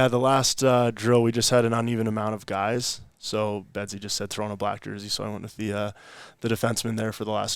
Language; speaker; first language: English; native; English